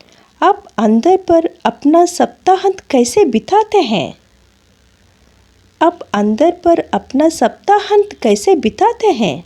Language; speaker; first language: Hindi; non-native, local second language; Telugu